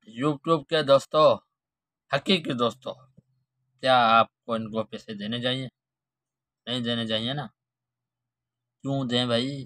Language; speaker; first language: Urdu; non-native, local second language; Sindhi